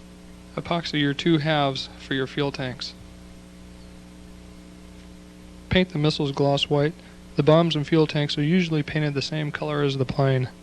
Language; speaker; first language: English; native; English